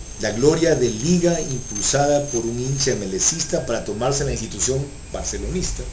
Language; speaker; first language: Spanish; native; Spanish